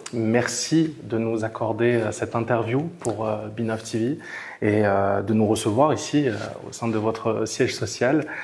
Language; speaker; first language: French; native; French